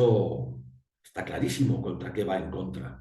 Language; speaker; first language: Spanish; native; Spanish